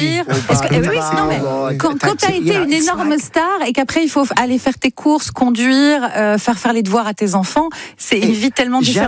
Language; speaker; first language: French; native; French